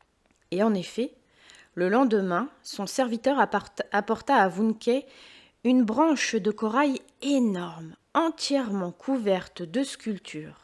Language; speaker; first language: French; native; French